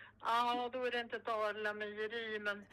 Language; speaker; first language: Swedish; native; Swedish